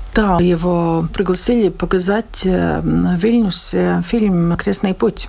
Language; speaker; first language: Russian; non-native, local second language; Latvian